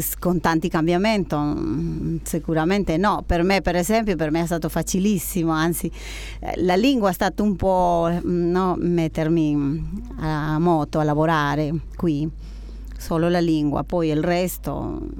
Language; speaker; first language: Italian; non-native, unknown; Spanish